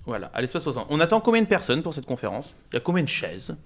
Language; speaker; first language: French; native; French